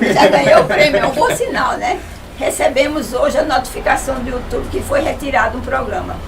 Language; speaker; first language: Portuguese; native; Portuguese